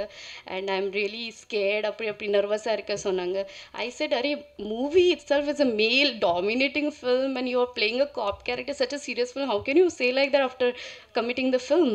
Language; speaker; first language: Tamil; non-native, learner; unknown